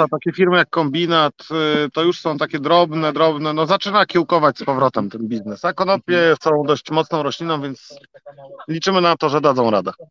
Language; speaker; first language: Polish; native; Polish